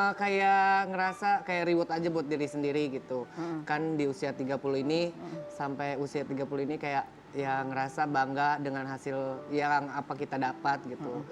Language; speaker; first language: Indonesian; native; Indonesian